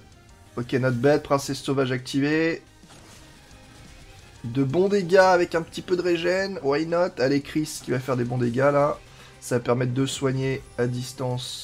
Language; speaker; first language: French; native; French